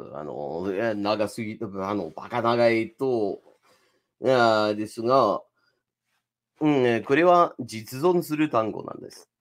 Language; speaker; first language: Japanese; non-native, fluent; English